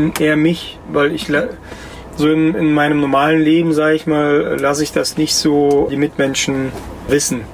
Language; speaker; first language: German; early bilingual, other home language; Russian